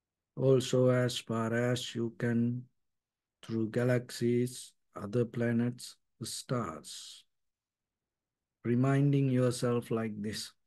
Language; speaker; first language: English; non-native, fluent; Sinhala